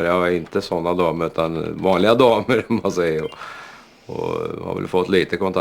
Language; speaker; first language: Swedish; native; Swedish